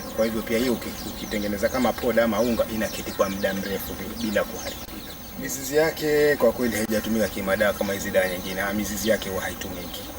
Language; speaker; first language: Swahili; non-native, local second language; Giryama